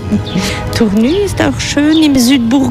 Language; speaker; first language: German; non-native, learner; French